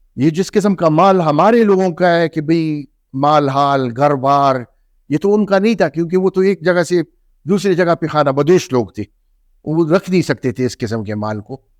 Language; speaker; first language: Urdu; non-native, local second language; Northern Hindko